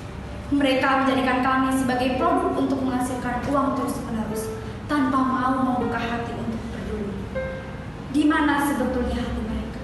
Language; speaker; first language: Indonesian; native; Indonesian